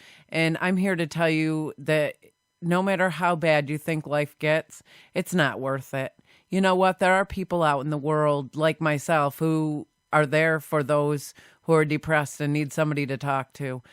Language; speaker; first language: English; native; English